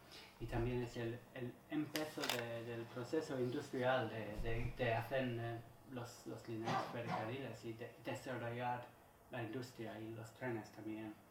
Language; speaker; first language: Spanish; non-native, learner; English